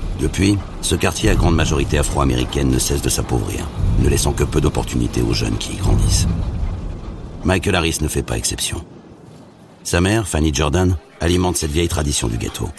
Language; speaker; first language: French; native; French